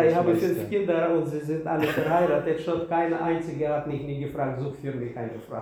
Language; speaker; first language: German; non-native, learner; Russian